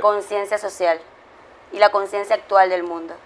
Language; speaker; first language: Spanish; native; Spanish